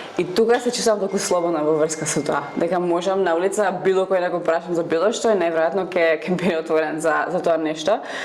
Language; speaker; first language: Macedonian; non-native, fluent; Czech